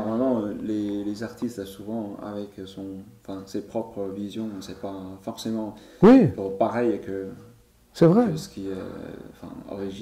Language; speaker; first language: French; non-native, learner; Chinese